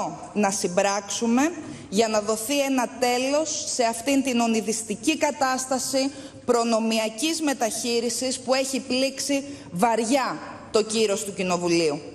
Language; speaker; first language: Greek; native; Greek